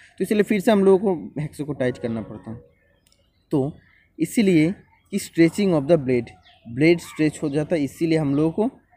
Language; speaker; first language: Hindi; non-native, local second language; Bangla